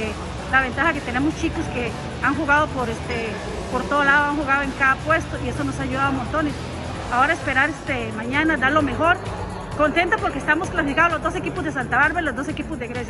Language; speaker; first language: Spanish; native; Spanish